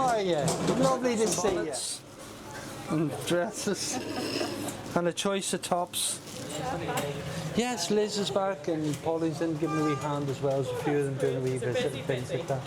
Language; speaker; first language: English; native; English